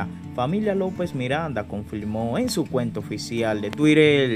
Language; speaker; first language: Spanish; native; Spanish